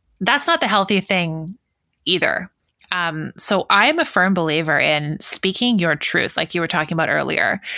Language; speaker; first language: English; native; English